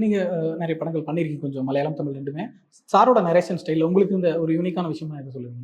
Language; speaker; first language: Tamil; native; Tamil